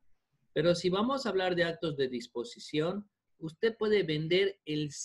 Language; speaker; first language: Spanish; native; Spanish